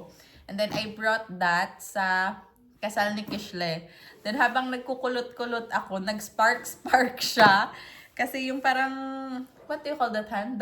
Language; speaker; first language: Filipino; non-native, local second language; Hiligaynon